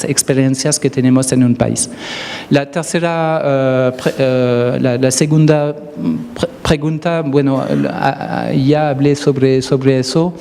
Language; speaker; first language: Spanish; non-native, fluent; French